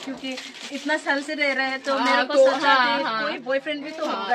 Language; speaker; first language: Hindi; non-native, local second language; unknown